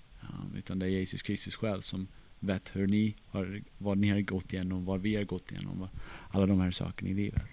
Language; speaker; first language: Swedish; non-native, fluent; English